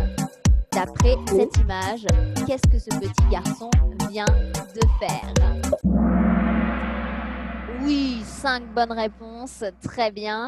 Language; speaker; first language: French; native; French